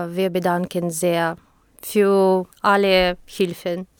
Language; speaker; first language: German; non-native, learner; Ukrainian